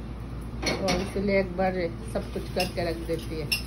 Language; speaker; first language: Hindi; non-native, learner; Bangla